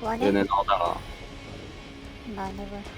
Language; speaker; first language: Korean; native; Korean